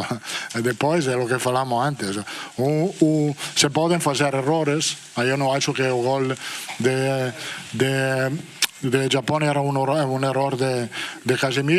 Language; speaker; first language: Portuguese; non-native, learner; Italian